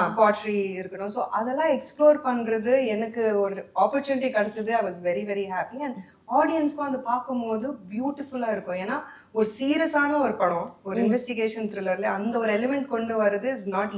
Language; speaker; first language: Tamil; non-native, local second language; Hindi